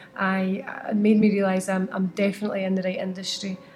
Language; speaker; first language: English; native; English